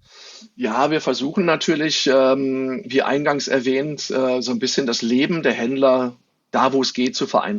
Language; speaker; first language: German; native; German